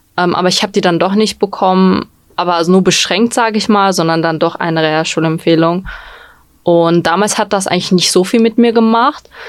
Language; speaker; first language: German; early bilingual, other home language; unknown